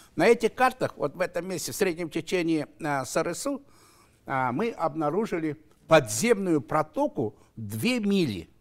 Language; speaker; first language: Russian; non-native, local second language; Kazakh